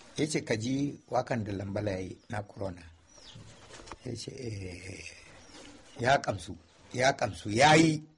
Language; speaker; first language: Hausa; non-native, local second language; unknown